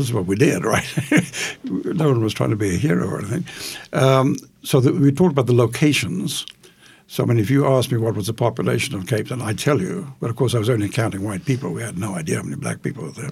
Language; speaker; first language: English; native; English